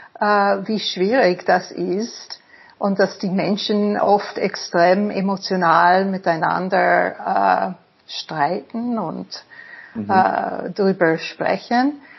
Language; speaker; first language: German; non-native, fluent; English